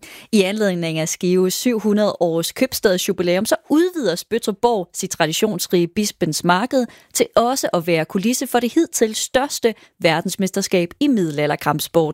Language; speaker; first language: Danish; native; Danish